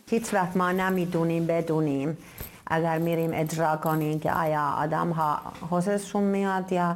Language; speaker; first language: Persian; non-native, fluent; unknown